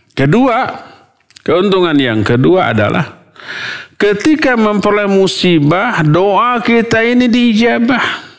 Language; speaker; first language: Indonesian; non-native, local second language; Sundanese